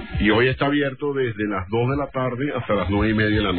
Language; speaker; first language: Spanish; native; Spanish